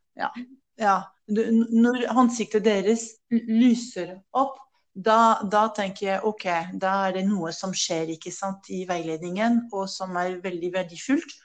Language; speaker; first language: Norwegian; non-native, fluent; French